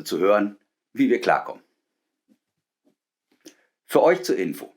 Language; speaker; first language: German; native; German